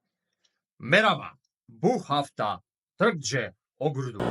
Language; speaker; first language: Turkish; non-native, learner; English